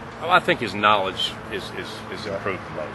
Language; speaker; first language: English; native; English